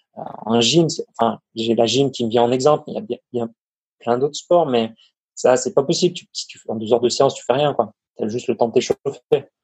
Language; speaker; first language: French; native; French